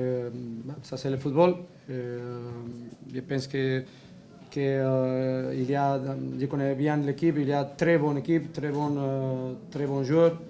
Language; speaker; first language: French; non-native, learner; Spanish